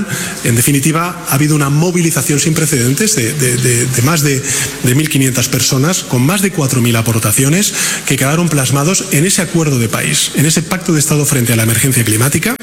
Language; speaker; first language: Spanish; native; Spanish